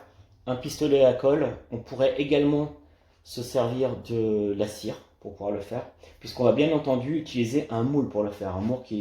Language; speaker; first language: French; native; French